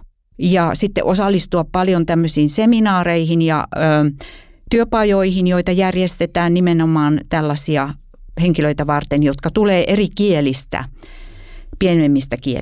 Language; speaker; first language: Finnish; native; Finnish